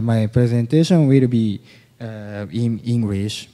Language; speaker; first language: English; non-native, learner; Japanese